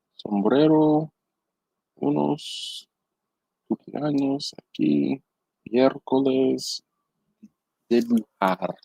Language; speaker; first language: Spanish; non-native, learner; English